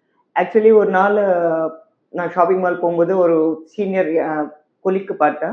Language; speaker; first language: Tamil; non-native, learner; Telugu